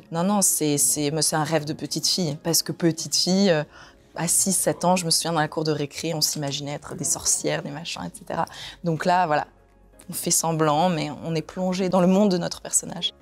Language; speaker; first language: French; native; French